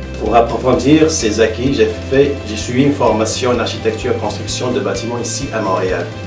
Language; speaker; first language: French; non-native, local second language; Arabic